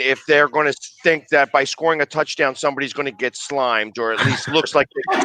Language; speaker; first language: English; native; English